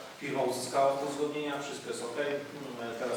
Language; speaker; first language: Polish; native; Polish